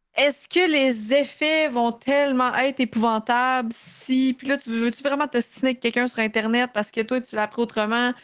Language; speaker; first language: French; native; French